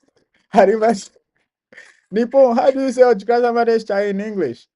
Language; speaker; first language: Japanese; non-native, learner; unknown